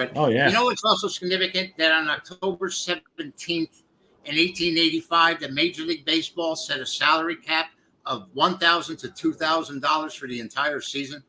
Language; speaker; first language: English; native; English